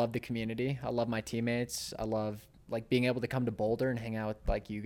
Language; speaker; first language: English; early bilingual, other home language; Spanish